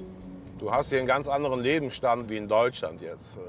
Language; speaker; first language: German; native; German